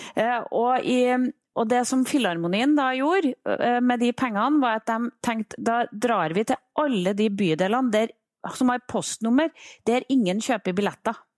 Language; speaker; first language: Norwegian; native; Norwegian